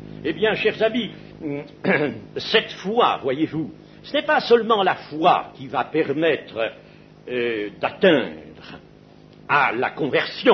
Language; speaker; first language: French; native; French